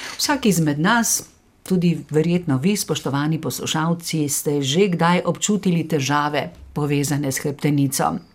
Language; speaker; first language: Slovenian; native; Slovenian